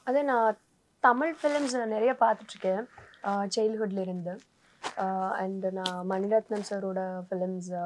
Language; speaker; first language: Tamil; non-native, learner; Telugu